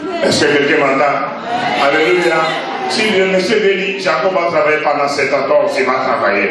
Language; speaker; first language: French; non-native, local second language; Lingala